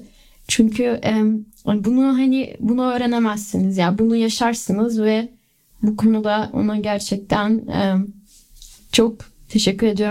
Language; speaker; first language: Turkish; early bilingual, other home language; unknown